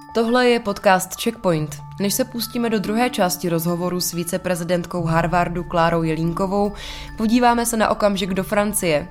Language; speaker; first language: Czech; native; Czech